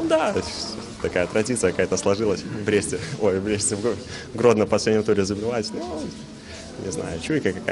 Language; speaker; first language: Russian; native; Russian